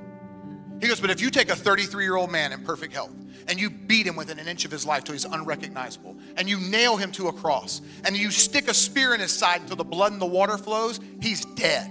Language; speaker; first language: English; native; English